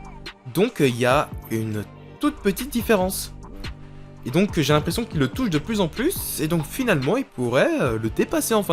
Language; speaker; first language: French; native; French